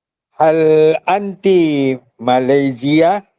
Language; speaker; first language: Arabic; non-native, learner; Malay